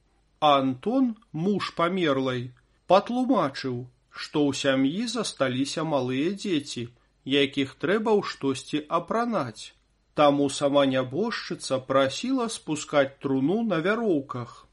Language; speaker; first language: Belarusian; native; Belarusian